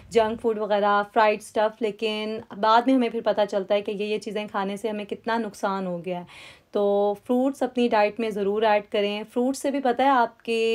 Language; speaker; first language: Urdu; native; Urdu